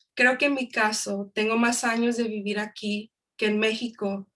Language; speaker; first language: Spanish; early bilingual, heritage; Spanish